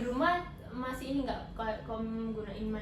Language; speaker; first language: Indonesian; native; Indonesian